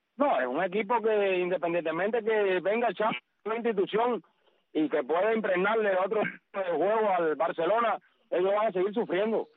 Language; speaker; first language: Spanish; native; Spanish